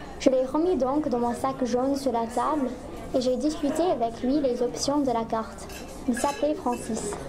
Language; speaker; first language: French; non-native, fluent; English